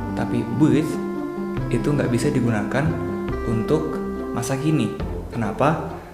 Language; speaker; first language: Indonesian; native; Indonesian